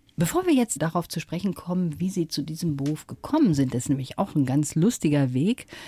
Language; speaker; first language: German; native; German